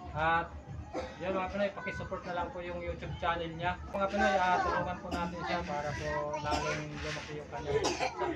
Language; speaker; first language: Filipino; non-native, local second language; Bikol